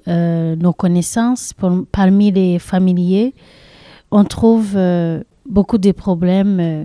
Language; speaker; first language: French; non-native, learner; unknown